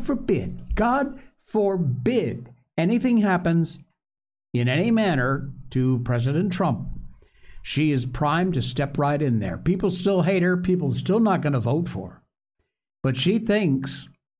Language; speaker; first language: English; native; English